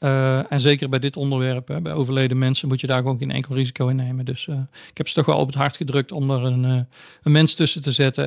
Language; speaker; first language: Dutch; native; Dutch